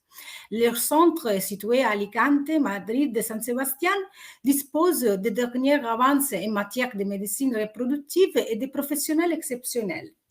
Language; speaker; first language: French; non-native, fluent; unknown